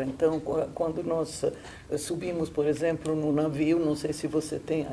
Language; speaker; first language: Portuguese; non-native, fluent; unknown